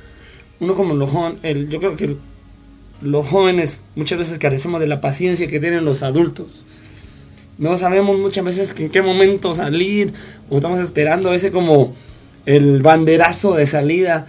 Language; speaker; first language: Spanish; native; Spanish